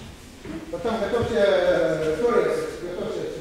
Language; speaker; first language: Russian; non-native, learner; Serbian